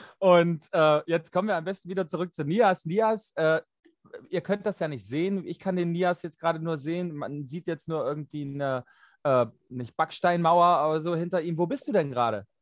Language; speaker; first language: German; native; German